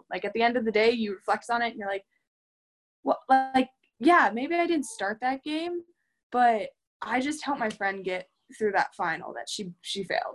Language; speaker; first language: English; native; English